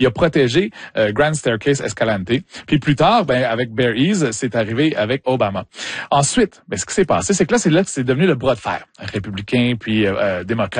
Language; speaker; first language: French; native; French